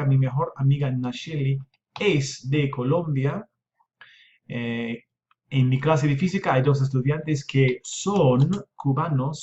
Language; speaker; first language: Spanish; non-native, fluent; English